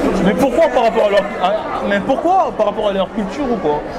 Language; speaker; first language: French; native; French